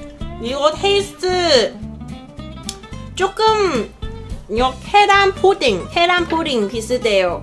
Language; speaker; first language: Korean; non-native, learner; Cantonese